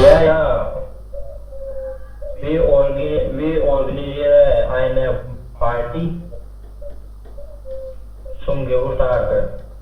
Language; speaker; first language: German; non-native, learner; Hindi